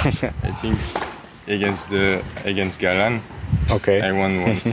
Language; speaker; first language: English; non-native, learner; French